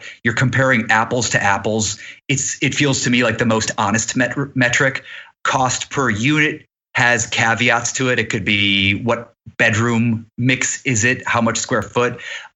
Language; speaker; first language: English; native; English